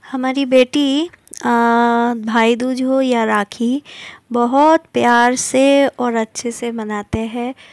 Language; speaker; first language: Hindi; non-native, local second language; Bangla